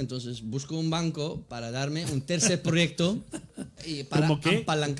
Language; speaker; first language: Spanish; non-native, fluent; Dutch